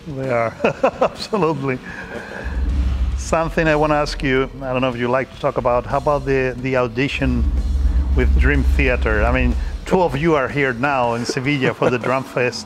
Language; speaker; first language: English; non-native, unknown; Spanish